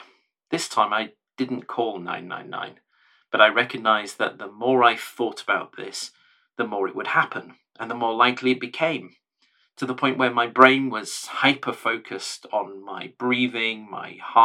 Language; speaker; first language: English; native; English